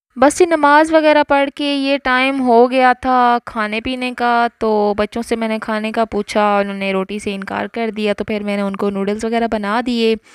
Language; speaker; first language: Urdu; native; Urdu